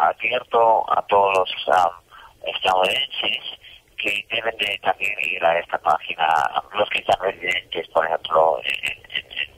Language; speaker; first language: Spanish; non-native, fluent; English